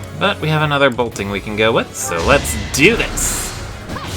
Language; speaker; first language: English; native; English